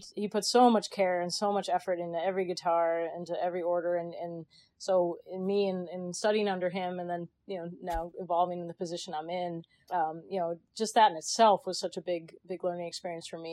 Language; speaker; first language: English; native; English